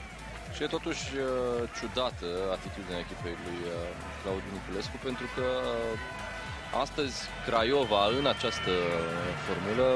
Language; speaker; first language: Romanian; native; Romanian